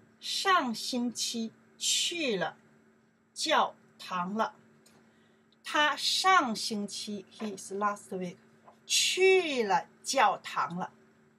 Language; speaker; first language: Chinese; non-native, learner; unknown